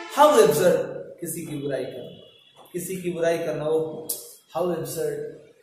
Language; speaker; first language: Hindi; native; Hindi